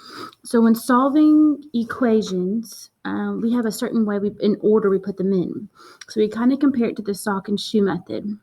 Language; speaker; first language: English; native; English